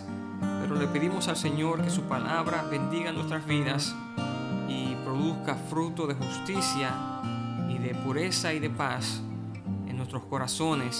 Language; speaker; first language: Spanish; native; Spanish